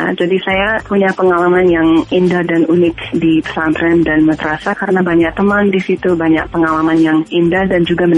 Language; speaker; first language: Indonesian; non-native, fluent; English